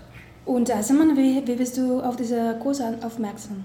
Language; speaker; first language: German; non-native, fluent; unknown